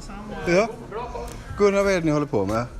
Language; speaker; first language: Swedish; native; Swedish